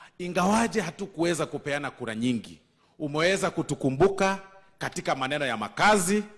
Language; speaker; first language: Swahili; non-native, local second language; Gusii